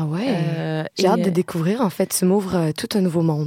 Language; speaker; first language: French; native; French